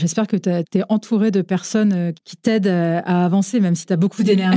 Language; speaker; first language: French; native; French